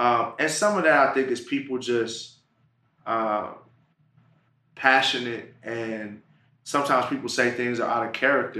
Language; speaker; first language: English; native; English